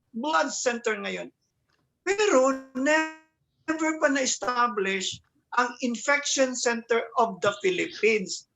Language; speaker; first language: Filipino; native; Filipino